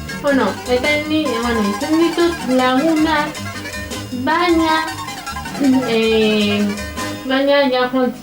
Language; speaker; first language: Basque; non-native, local second language; Spanish